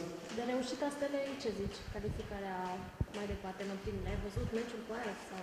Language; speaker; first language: Romanian; native; Romanian